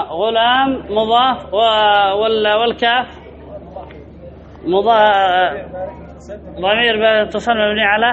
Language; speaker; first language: Arabic; native; Arabic